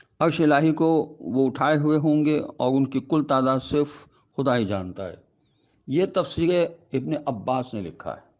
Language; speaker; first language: Urdu; native; Urdu